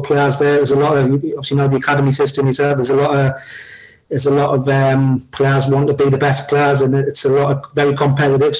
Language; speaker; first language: English; native; English